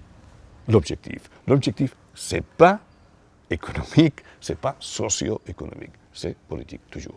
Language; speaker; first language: French; non-native, fluent; Catalan